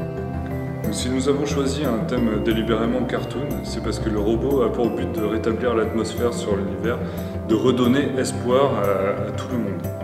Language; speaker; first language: French; native; French